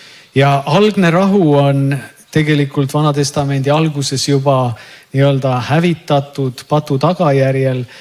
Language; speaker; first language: Estonian; native; Estonian